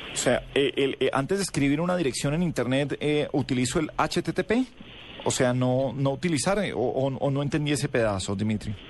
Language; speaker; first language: Spanish; native; Spanish